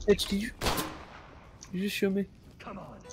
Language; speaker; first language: English; native; English